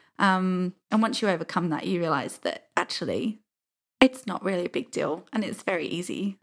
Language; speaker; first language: English; native; English